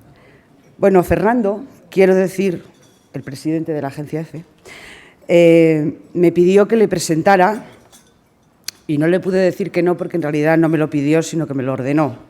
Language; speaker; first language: Spanish; native; Spanish